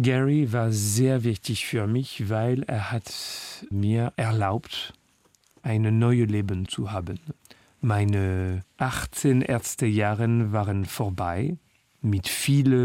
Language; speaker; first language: German; non-native, fluent; French